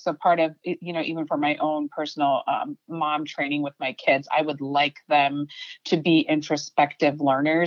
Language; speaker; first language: English; early bilingual, other home language; Urdu